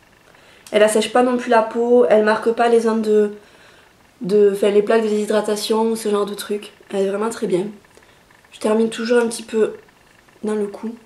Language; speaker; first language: French; native; French